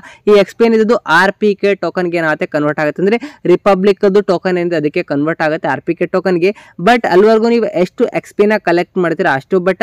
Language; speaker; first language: Kannada; native; Kannada